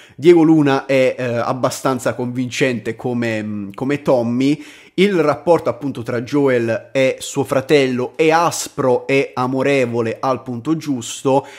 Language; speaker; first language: Italian; native; Italian